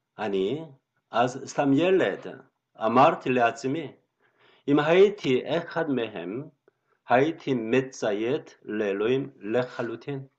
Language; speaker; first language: Hebrew; non-native, fluent; Korean